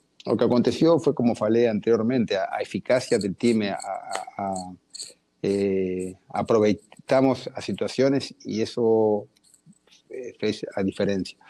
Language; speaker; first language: Portuguese; non-native, learner; Spanish